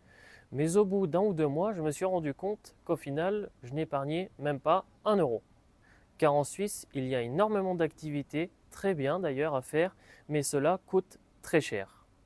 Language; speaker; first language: French; native; French